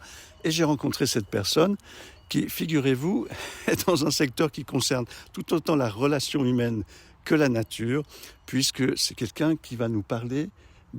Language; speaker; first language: French; native; French